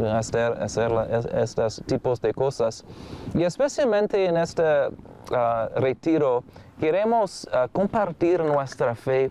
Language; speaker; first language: Spanish; non-native, fluent; English